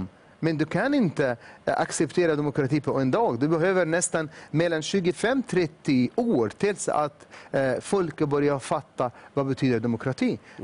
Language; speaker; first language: Swedish; non-native, fluent; Arabic